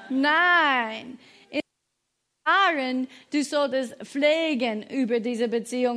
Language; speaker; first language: German; non-native, fluent; English